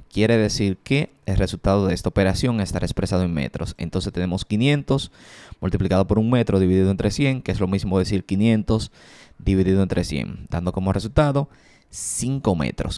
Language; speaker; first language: Spanish; native; Spanish